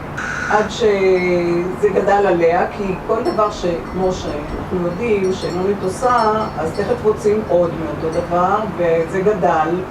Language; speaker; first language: Hebrew; non-native, fluent; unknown